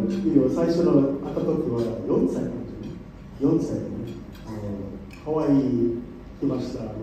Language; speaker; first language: Japanese; non-native, learner; English